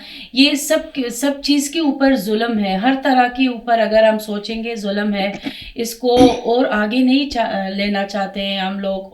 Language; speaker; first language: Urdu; non-native, fluent; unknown